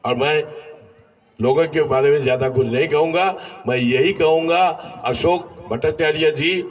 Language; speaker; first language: Hindi; non-native, local second language; Bangla